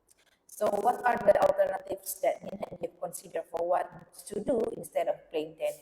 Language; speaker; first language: English; non-native, local second language; Indonesian